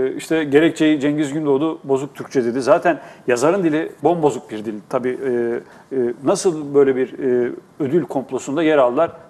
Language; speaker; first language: Turkish; native; Turkish